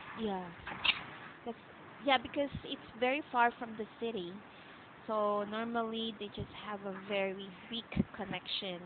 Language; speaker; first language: English; non-native, local second language; Filipino